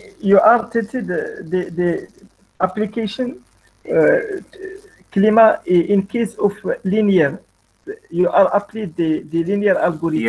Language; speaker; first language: English; non-native, learner; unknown